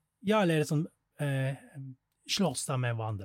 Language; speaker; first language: Swedish; non-native, fluent; Thai